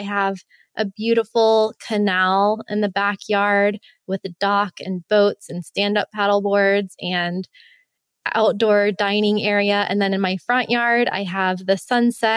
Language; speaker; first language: English; native; English